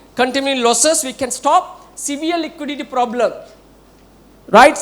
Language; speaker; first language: English; non-native, local second language; Sinhala